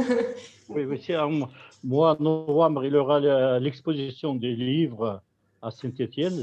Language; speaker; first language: French; non-native, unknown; Kazakh